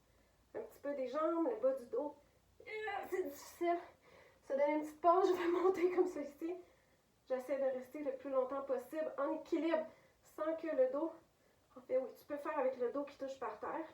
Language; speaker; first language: French; native; French